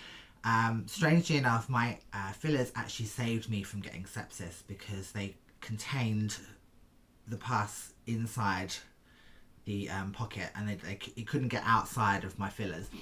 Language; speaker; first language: English; native; English